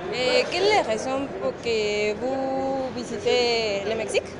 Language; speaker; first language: French; non-native, learner; Spanish